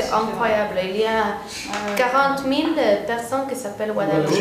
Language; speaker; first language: French; non-native, learner; Spanish